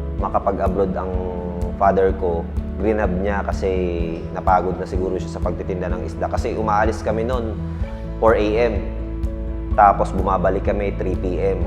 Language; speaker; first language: Filipino; native; Filipino